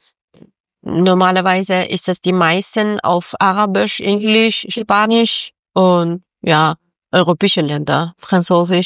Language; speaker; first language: German; non-native, learner; Persian